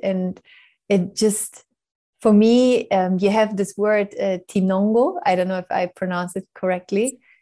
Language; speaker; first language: English; non-native, fluent; German